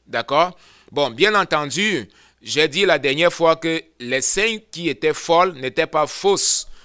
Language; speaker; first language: French; non-native, local second language; Lingala